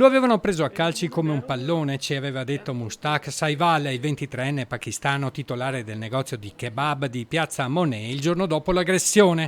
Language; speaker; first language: Italian; native; Italian